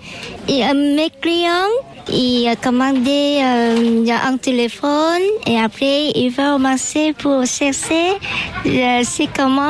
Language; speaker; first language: French; non-native, learner; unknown